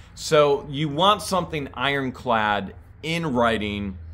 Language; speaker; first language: English; native; English